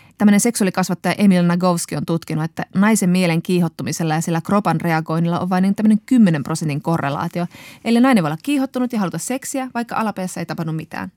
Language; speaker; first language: Finnish; native; Finnish